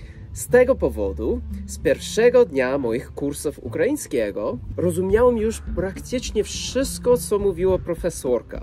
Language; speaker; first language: Polish; non-native, fluent; English